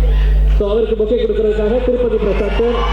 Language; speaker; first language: Tamil; native; Tamil